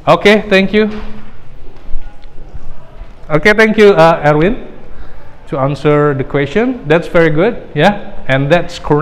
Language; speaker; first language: English; non-native, fluent; Indonesian